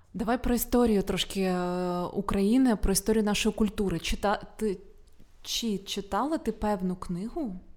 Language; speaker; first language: Ukrainian; native; Ukrainian